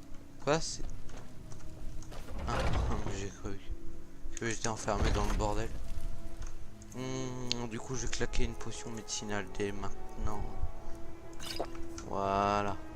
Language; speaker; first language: French; native; French